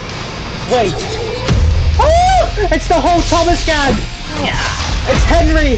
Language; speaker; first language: English; native; English